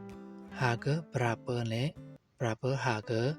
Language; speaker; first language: Indonesian; non-native, learner; Burmese